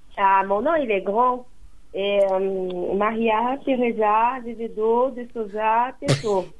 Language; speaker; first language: French; non-native, fluent; Portuguese